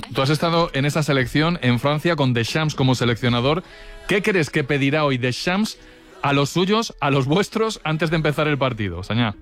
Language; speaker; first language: Spanish; native; Spanish